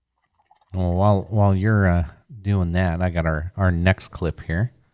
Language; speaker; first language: English; native; English